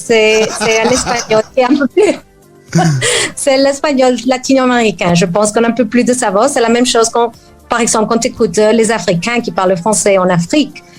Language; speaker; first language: French; non-native, fluent; Spanish